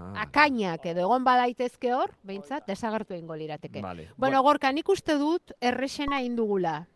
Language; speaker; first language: Basque; native; Basque